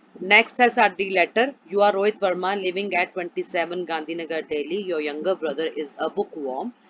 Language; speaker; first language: English; non-native, local second language; Punjabi